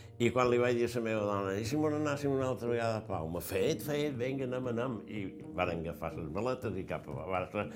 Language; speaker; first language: Catalan; native; Catalan